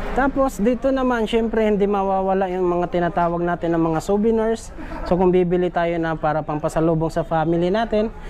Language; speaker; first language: Filipino; non-native, local second language; Bikol